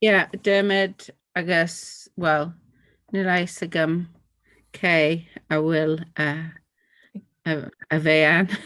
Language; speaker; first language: Irish; non-native, learner; English